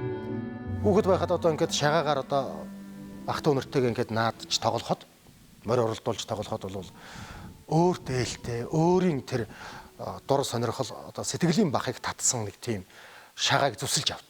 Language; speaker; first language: Mongolian; native; Mongolian